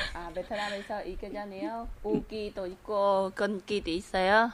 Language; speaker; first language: Korean; non-native, learner; Vietnamese